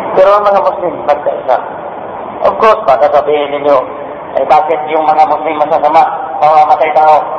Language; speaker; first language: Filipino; non-native, local second language; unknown